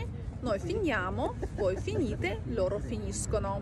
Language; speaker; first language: Italian; non-native, fluent; Russian